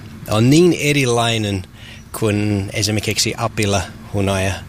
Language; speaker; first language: Finnish; non-native, learner; English